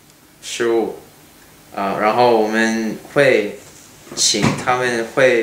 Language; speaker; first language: Chinese; non-native, learner; English